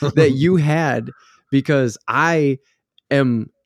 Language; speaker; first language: English; early bilingual, other home language; Finnish